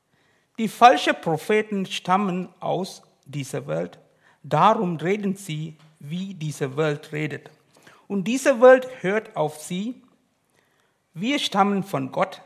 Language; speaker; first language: German; non-native, learner; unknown